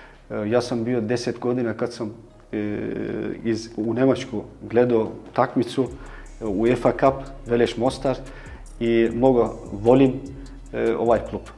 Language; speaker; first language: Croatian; early bilingual, heritage; Croatian